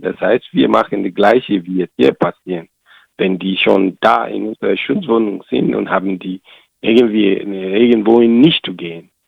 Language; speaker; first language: German; non-native, learner; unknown